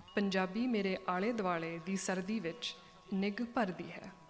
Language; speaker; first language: Punjabi; early bilingual, heritage; Punjabi